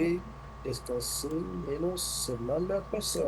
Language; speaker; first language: Portuguese; non-native, learner; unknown